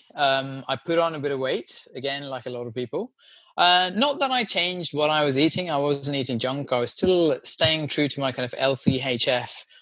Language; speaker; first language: English; non-native, local second language; Sinhala